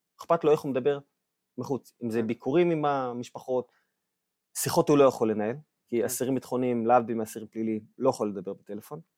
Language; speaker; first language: Hebrew; native; Hebrew